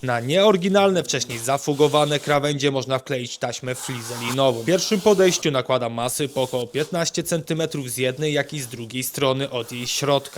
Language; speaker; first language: Polish; native; Polish